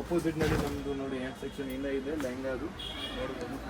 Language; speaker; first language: Kannada; non-native, local second language; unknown